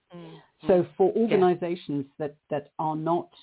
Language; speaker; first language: English; native; English